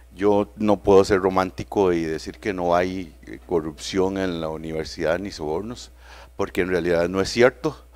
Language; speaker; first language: Spanish; native; Spanish